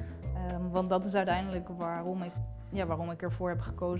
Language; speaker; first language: Dutch; native; Dutch